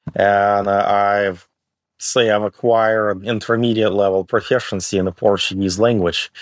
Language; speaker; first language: English; early bilingual, other home language; Russian